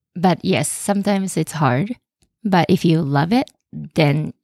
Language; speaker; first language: English; non-native, fluent; Japanese